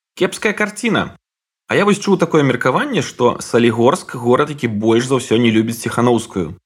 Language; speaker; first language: Belarusian; non-native, local second language; Russian